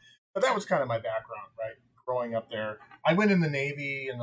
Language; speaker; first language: English; native; English